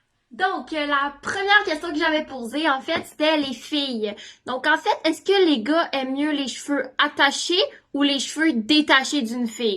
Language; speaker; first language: French; native; French